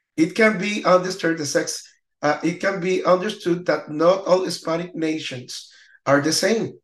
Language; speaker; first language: English; non-native, learner; Spanish